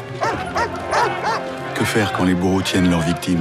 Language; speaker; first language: French; native; French